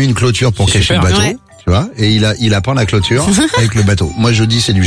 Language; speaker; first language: French; native; French